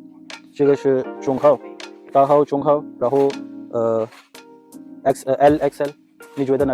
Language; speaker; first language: Chinese; non-native, learner; Urdu